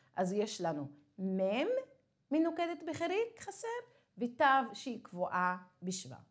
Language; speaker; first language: Hebrew; non-native, local second language; Arabic